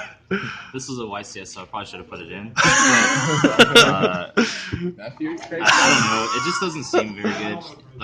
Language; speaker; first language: English; native; English